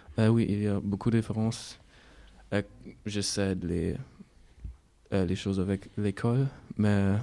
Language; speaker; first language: French; non-native, learner; German